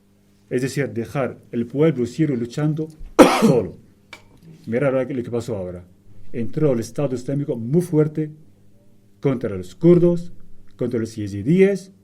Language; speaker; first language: Spanish; non-native, fluent; Arabic